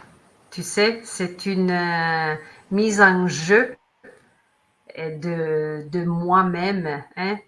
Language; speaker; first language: French; non-native, learner; Italian